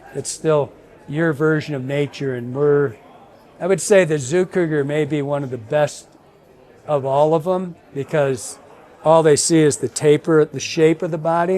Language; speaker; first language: English; native; English